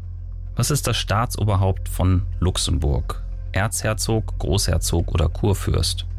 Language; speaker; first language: German; native; German